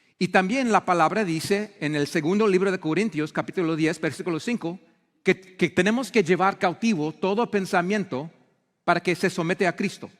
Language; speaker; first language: Spanish; non-native, fluent; English